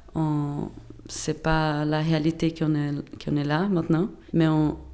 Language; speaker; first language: French; non-native, fluent; Portuguese